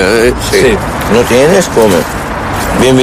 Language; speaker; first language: Spanish; non-native, learner; Arabic